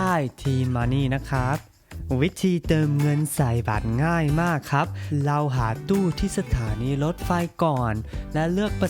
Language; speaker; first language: Thai; non-native, fluent; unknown